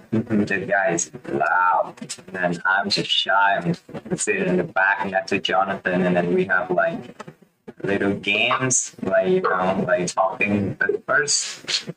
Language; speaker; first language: English; non-native, learner; Vietnamese